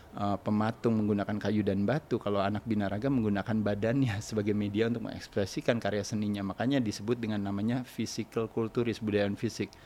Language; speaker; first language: Indonesian; native; Indonesian